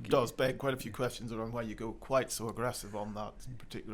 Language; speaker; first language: English; native; English